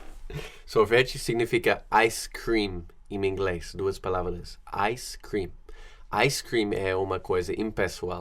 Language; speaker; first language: Portuguese; non-native, fluent; English